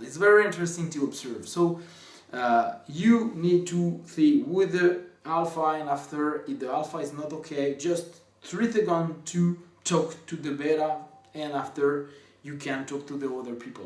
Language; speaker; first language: English; non-native, fluent; French